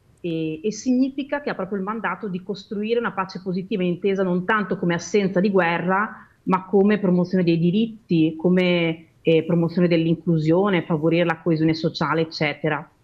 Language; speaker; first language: Italian; native; Italian